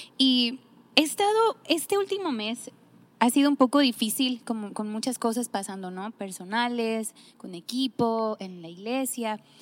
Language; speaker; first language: Spanish; native; Spanish